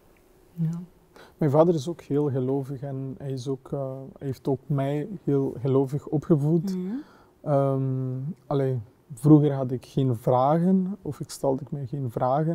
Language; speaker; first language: Dutch; non-native, fluent; Kinyarwanda